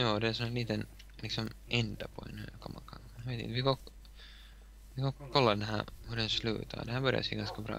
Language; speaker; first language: Swedish; non-native, local second language; Finnish